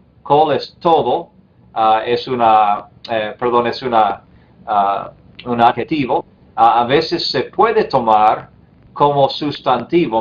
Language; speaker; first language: Spanish; non-native, fluent; English